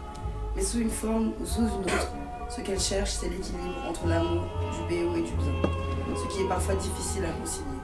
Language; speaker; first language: French; native; French